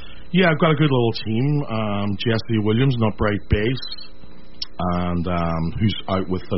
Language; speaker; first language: English; native; English